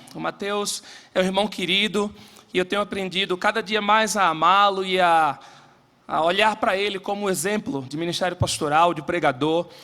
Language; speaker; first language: Portuguese; native; Portuguese